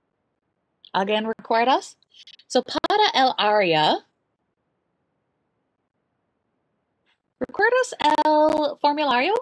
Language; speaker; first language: Spanish; non-native, learner; English